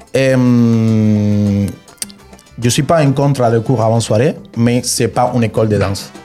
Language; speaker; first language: French; non-native, fluent; Spanish